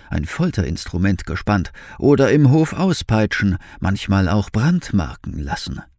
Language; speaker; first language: German; native; German